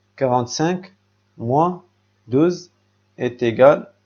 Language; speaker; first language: French; non-native, local second language; Arabic